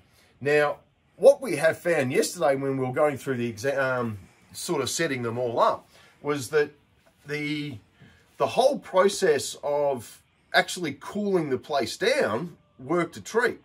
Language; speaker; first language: English; native; English